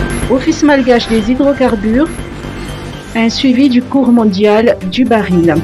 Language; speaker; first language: French; non-native, local second language; Malagasy